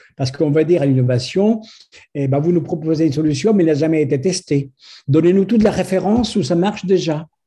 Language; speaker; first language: French; non-native, fluent; Spanish